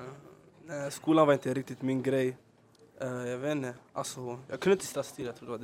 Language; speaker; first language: Swedish; early bilingual, other home language; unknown